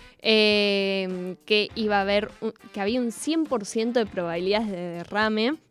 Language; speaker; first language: Spanish; native; Spanish